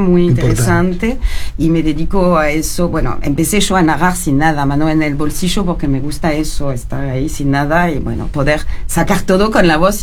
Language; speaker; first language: Spanish; non-native, fluent; French